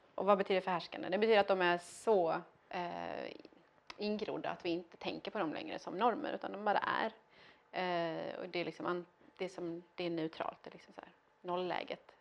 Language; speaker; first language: Swedish; early bilingual, other home language; Persian